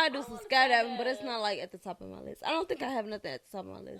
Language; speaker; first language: English; native; English